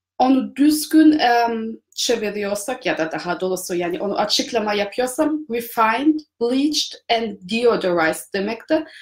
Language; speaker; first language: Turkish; non-native, fluent; German